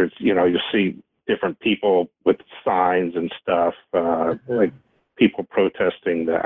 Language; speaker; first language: English; native; English